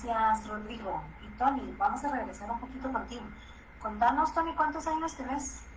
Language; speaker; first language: Spanish; native; Spanish